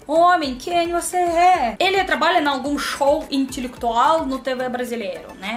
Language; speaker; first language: Portuguese; non-native, learner; Russian